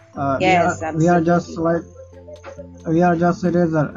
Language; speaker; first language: English; non-native, local second language; Urdu